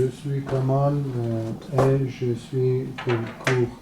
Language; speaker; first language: French; non-native, learner; Kurdish